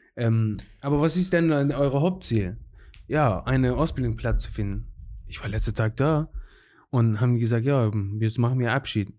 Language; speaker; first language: German; non-native, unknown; Persian